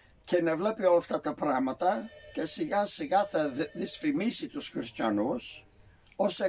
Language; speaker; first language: Greek; early bilingual, heritage; Greek